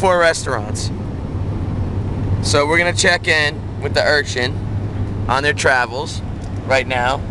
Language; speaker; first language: English; native; English